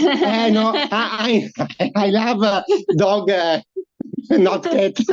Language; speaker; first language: English; non-native, learner; Italian